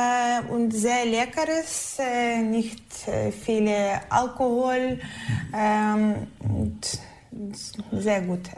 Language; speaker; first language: German; non-native, learner; Ukrainian